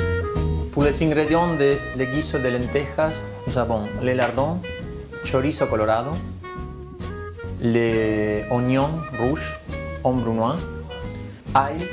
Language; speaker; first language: French; non-native, fluent; Spanish